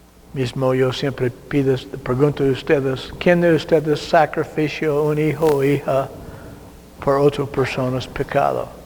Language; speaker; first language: Spanish; non-native, learner; English